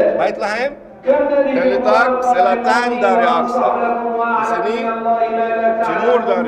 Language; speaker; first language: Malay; non-native, learner; Arabic